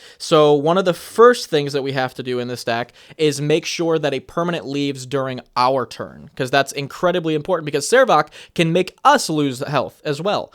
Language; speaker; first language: English; native; English